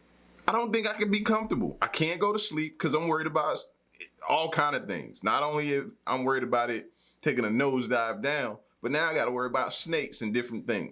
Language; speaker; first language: English; native; English